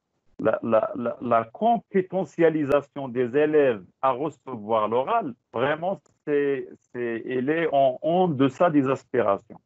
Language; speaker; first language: French; non-native, local second language; Tachelhit